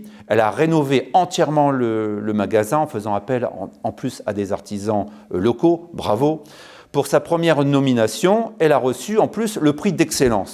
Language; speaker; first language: French; native; French